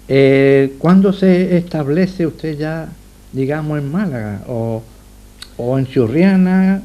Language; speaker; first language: Spanish; native; Spanish